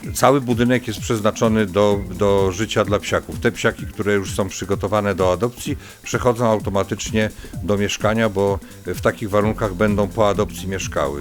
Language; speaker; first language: Polish; native; Polish